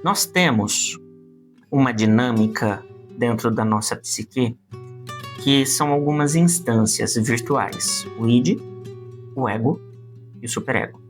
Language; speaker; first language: Portuguese; native; Portuguese